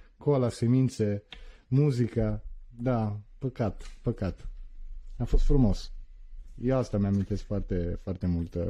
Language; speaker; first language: Romanian; early bilingual, heritage; Romanian